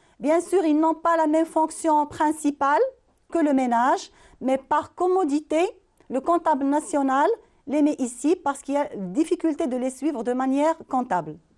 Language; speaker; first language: French; non-native, local second language; Arabic